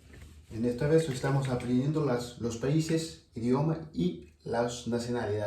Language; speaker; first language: Spanish; non-native, learner; Wolof